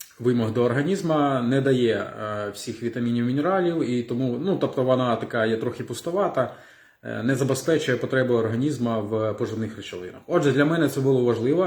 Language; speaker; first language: Ukrainian; non-native, local second language; Russian